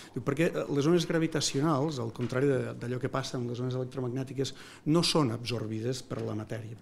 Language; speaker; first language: Catalan; native; Catalan